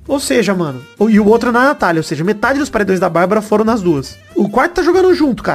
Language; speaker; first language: Portuguese; native; Portuguese